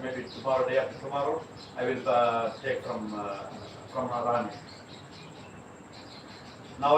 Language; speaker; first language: English; non-native, learner; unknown